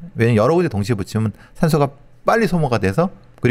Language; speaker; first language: Korean; native; Korean